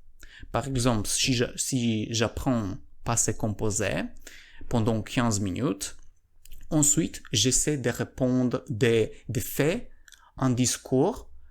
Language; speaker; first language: French; non-native, learner; Polish